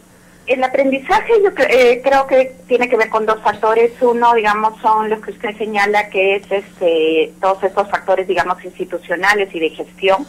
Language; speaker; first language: Spanish; native; Spanish